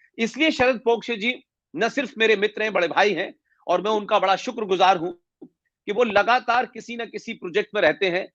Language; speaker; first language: Hindi; native; Hindi